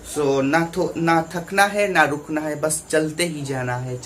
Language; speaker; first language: Hindi; non-native, local second language; Bangla